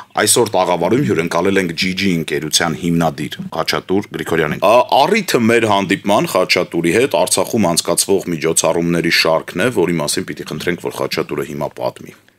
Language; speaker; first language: Armenian; native; Armenian